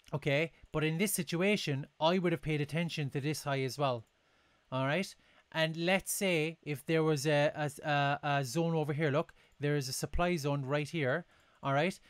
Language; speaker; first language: English; native; English